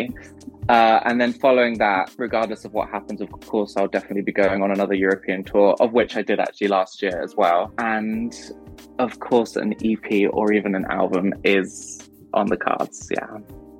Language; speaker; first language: English; native; English